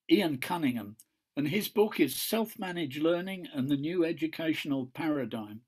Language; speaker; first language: English; native; English